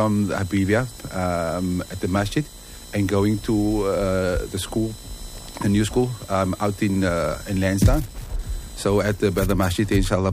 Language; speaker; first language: English; non-native, local second language; Afrikaans